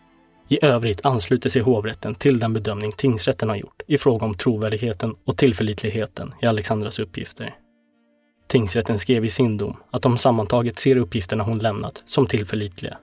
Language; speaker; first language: Swedish; native; Swedish